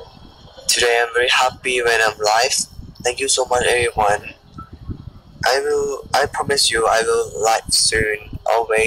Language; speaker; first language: English; non-native, learner; Thai